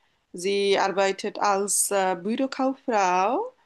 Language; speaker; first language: German; non-native, fluent; Bangla